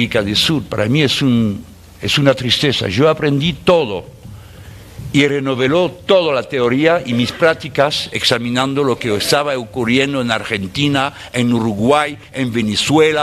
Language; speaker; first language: Spanish; non-native, fluent; French